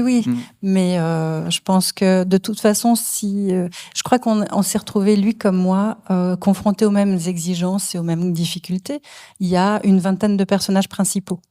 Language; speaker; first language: French; native; French